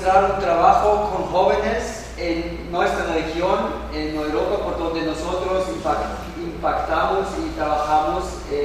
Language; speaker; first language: Spanish; non-native, fluent; German